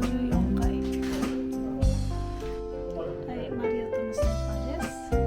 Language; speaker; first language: Japanese; non-native, fluent; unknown